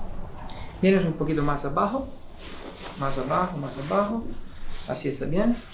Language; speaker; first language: Spanish; non-native, fluent; Italian